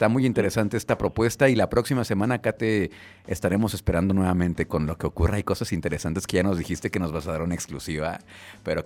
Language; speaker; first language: Spanish; native; Spanish